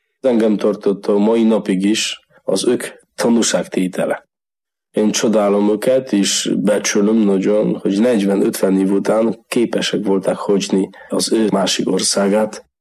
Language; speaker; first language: Hungarian; non-native, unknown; Polish